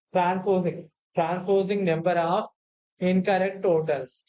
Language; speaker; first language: English; non-native, local second language; Telugu